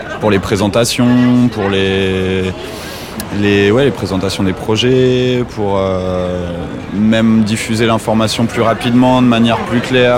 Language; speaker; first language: French; native; French